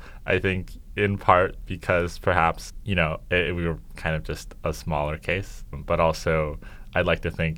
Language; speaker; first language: English; native; English